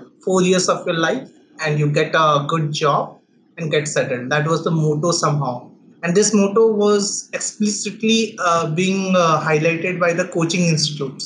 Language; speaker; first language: English; non-native, local second language; Odia